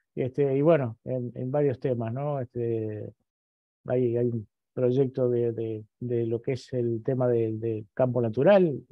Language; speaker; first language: Spanish; native; Spanish